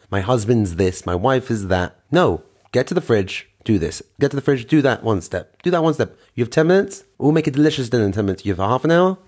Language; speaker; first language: English; native; English